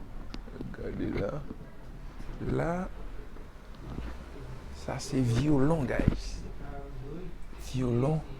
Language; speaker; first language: French; non-native, learner; Haitian Creole